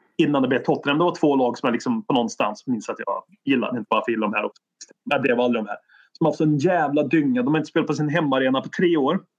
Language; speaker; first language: Swedish; native; Swedish